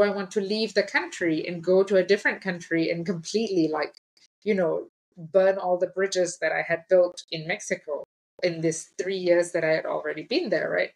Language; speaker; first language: English; native; English